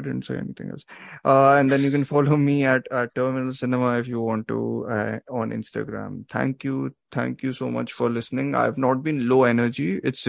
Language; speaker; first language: English; non-native, local second language; Hindi